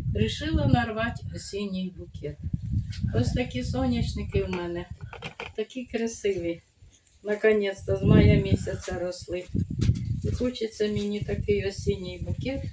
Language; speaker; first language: Ukrainian; native; Ukrainian